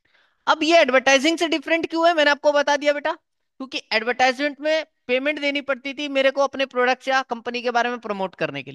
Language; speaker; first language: Hindi; native; Hindi